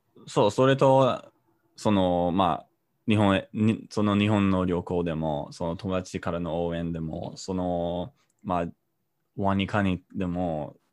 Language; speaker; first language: Japanese; non-native, fluent; English